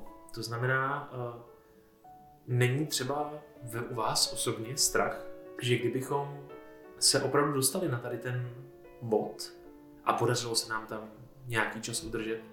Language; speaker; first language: Czech; native; Czech